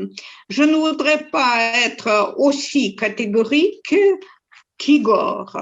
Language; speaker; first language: French; non-native, fluent; Russian